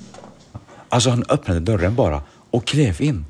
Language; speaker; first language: Swedish; early bilingual, other home language; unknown